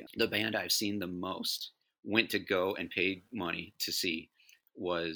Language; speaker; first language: English; native; English